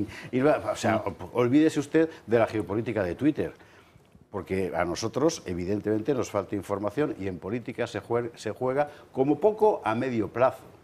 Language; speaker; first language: Spanish; native; Spanish